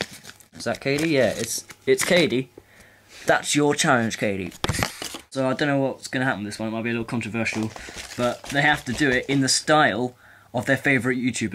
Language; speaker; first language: English; native; English